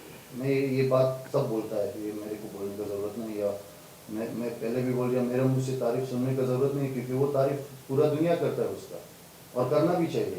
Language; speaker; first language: Hindi; non-native, fluent; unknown